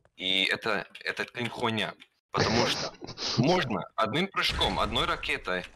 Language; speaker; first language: Russian; non-native, learner; German